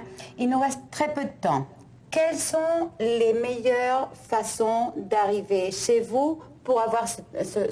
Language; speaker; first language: French; non-native, fluent; Spanish